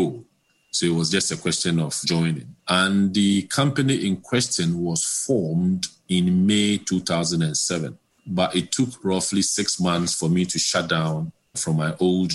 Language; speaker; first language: English; non-native, local second language; Akan